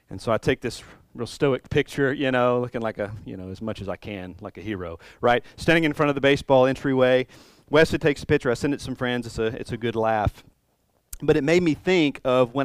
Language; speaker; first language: English; native; English